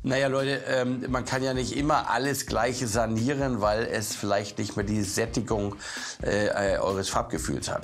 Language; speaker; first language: German; native; German